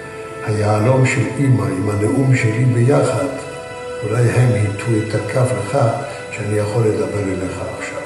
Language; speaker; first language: Hebrew; early bilingual, other home language; Yiddish